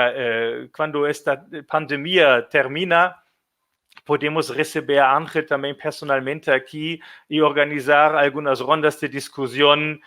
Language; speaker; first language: Spanish; non-native, fluent; German